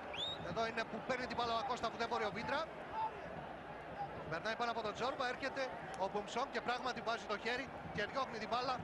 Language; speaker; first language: Greek; native; Greek